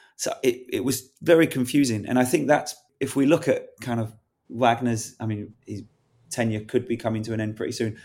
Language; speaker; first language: English; native; English